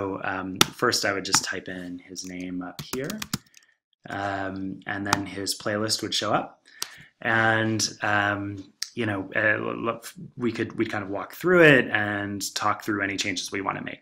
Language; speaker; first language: English; native; English